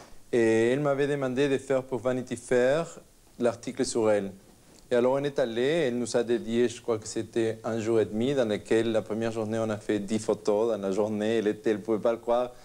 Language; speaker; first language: French; non-native, fluent; Spanish